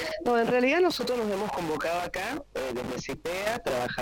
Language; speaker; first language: Spanish; native; Spanish